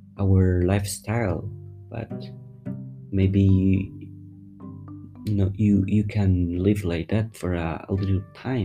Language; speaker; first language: English; non-native, fluent; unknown